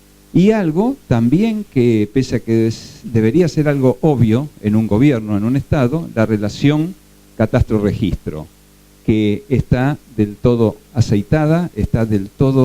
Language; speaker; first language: Spanish; native; Spanish